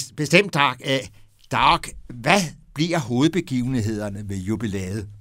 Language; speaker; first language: Danish; native; Danish